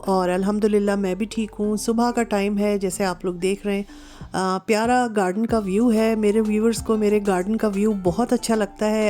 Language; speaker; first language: Urdu; native; Urdu